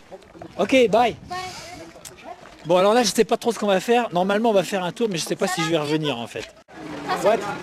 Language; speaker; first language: French; native; French